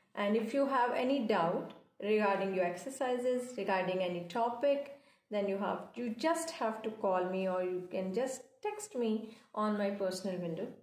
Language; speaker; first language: English; non-native, local second language; Punjabi